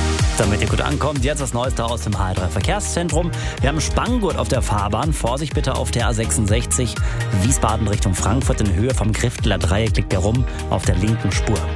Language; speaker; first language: German; native; German